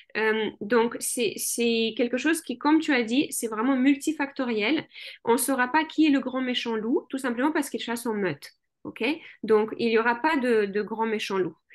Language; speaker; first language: French; early bilingual, other home language; Russian